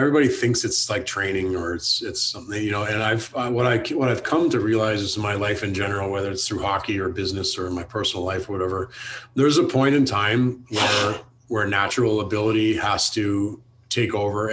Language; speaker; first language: English; native; English